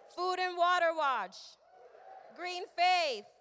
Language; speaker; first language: English; early bilingual, other home language; Spanish